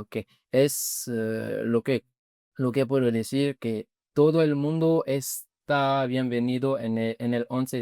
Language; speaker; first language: Spanish; non-native, learner; French